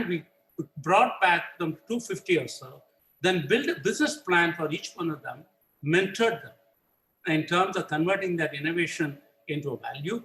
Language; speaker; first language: English; non-native, local second language; Tamil